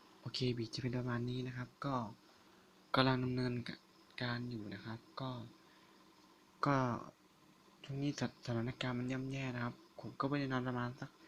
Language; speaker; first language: Thai; native; Thai